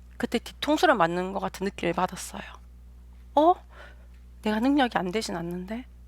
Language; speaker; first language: Korean; native; Korean